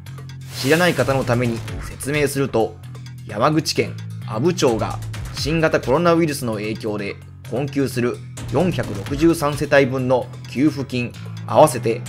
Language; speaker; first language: Japanese; native; Japanese